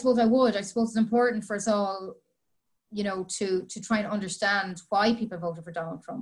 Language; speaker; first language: English; native; English